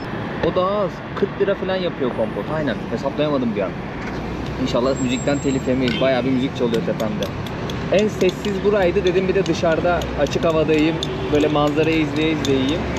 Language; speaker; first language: Turkish; native; Turkish